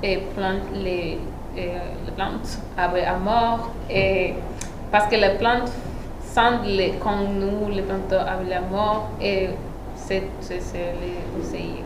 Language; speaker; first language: French; non-native, learner; Spanish